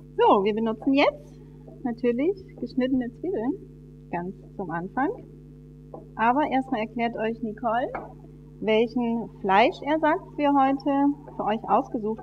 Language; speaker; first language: German; native; German